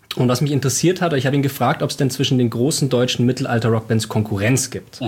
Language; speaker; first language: German; native; German